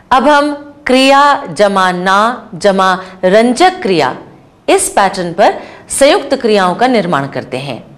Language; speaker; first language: Hindi; native; Hindi